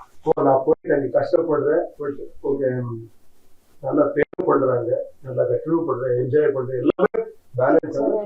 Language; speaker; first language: Tamil; non-native, learner; Kannada